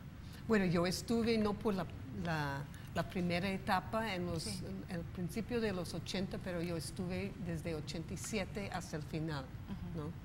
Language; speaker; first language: Spanish; non-native, fluent; English